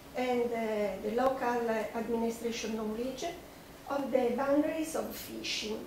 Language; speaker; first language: English; non-native, learner; Italian